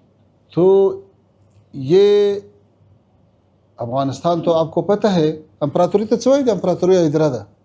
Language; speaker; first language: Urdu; non-native, fluent; Pashto